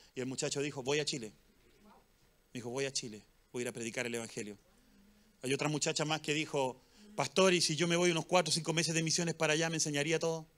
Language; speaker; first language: Spanish; native; Spanish